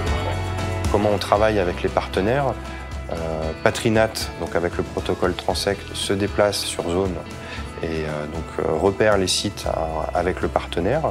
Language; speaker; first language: French; native; French